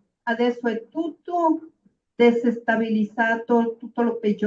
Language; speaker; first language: Italian; non-native, learner; Spanish